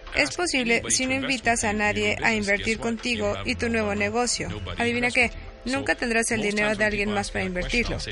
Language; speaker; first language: Spanish; non-native, fluent; English